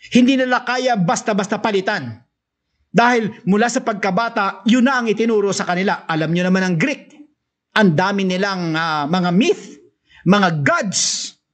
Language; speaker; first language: Filipino; non-native, local second language; Cebuano